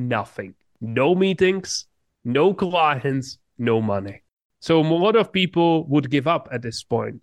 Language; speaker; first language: English; non-native, fluent; Czech